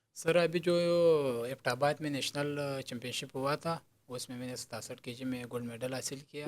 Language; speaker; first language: Urdu; non-native, local second language; Pashto